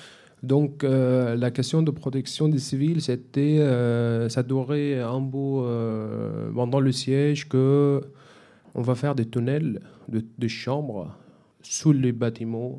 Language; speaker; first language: French; non-native, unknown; Arabic